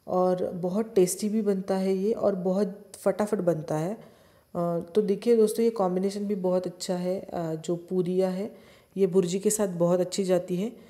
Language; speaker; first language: Hindi; non-native, local second language; Marathi